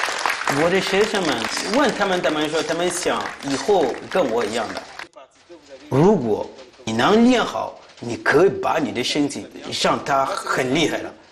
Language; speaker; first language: Chinese; non-native, fluent; French